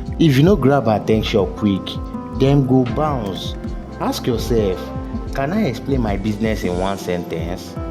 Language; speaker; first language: Nigerian Pidgin; native; Nigerian Pidgin